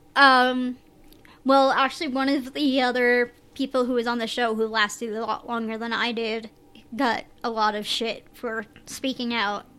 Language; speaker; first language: English; native; English